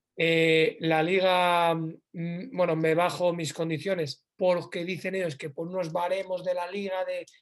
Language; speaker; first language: Spanish; native; Spanish